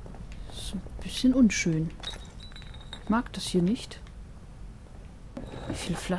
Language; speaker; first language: German; native; German